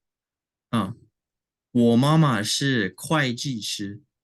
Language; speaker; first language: Chinese; non-native, learner; English